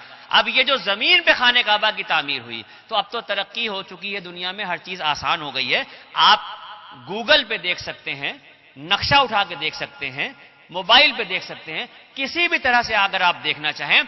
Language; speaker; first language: Urdu; native; Urdu